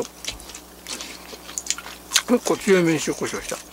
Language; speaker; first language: Japanese; native; Japanese